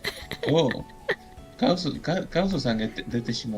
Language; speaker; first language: Japanese; non-native, fluent; Spanish